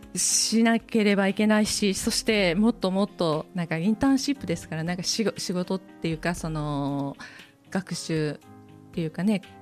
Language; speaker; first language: Japanese; native; Japanese